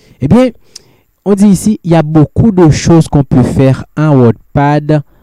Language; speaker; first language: French; non-native, local second language; Haitian Creole